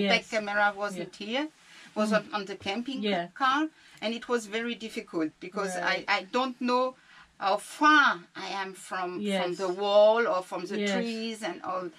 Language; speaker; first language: English; non-native, learner; French